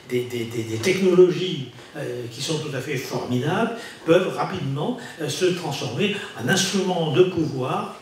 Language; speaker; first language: French; native; French